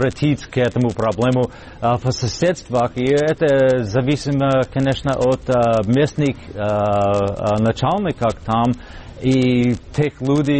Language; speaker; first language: Russian; non-native, fluent; English